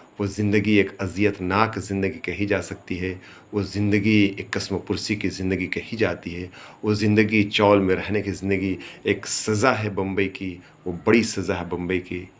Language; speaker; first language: Urdu; native; Urdu